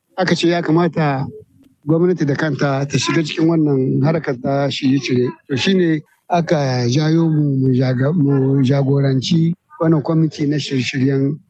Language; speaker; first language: Hausa; native; Hausa